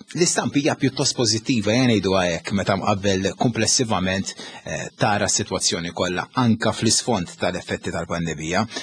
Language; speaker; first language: Maltese; native; Maltese